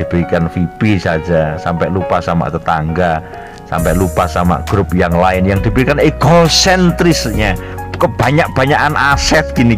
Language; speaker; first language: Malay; non-native, local second language; Javanese